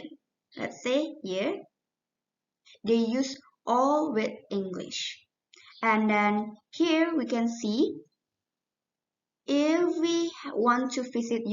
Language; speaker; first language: English; non-native, learner; Indonesian